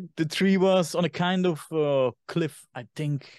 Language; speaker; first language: English; non-native, fluent; German